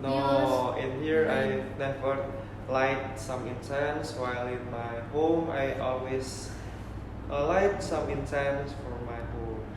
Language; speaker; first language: English; non-native, learner; Indonesian